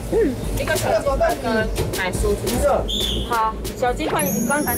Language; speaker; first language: Chinese; native; Chinese